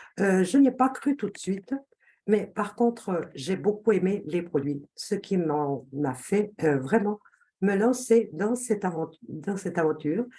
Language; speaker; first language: French; non-native, fluent; Spanish